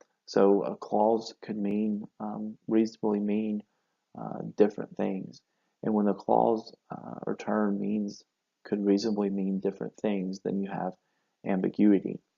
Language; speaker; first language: English; native; English